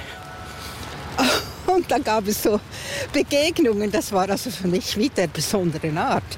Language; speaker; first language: German; native; German